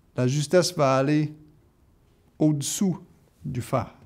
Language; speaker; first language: French; native; French